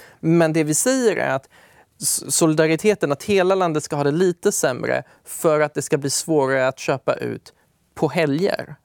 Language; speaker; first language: Swedish; early bilingual, other home language; Kurdish